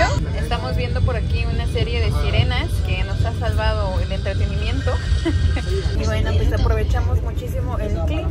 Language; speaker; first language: Spanish; native; Spanish